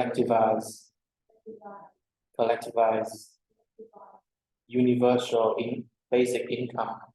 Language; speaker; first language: English; non-native, fluent; Vietnamese